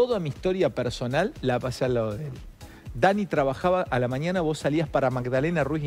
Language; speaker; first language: Spanish; native; Spanish